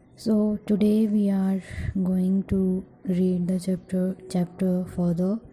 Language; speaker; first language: English; non-native, local second language; Punjabi